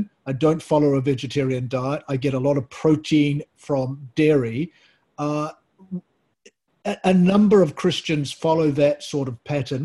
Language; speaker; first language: English; native; English